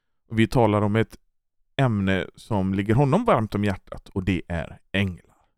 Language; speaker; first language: Swedish; native; Swedish